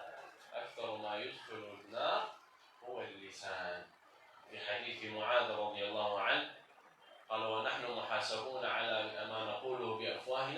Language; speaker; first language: Arabic; native; Arabic